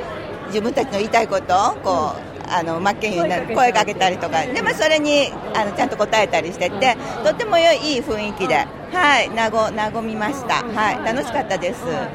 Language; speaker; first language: Japanese; native; Japanese